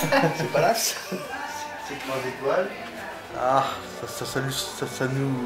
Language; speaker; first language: French; native; French